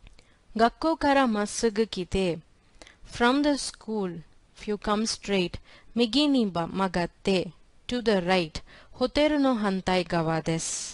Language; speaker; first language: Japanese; non-native, fluent; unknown